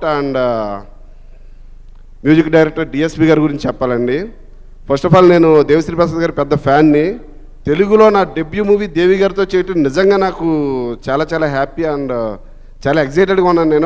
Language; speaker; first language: Telugu; native; Telugu